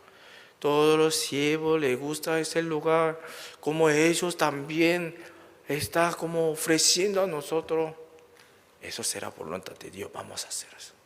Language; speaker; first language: Spanish; non-native, learner; Korean